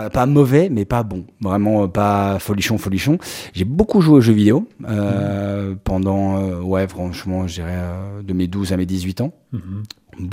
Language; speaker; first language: French; native; French